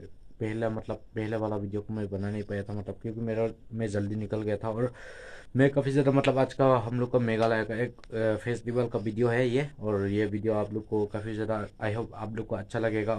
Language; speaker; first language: Hindi; non-native, local second language; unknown